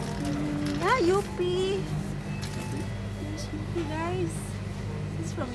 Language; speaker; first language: English; non-native, learner; Indonesian